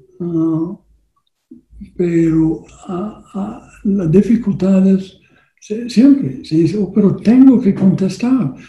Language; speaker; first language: Spanish; non-native, learner; English